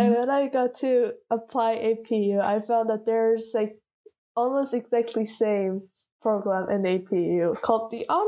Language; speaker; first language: English; non-native, fluent; Korean